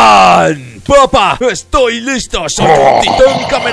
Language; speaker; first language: Spanish; native; Spanish